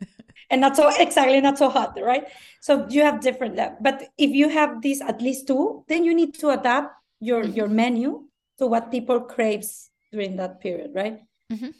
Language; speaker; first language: English; non-native, fluent; Spanish